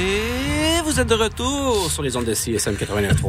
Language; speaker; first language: French; native; French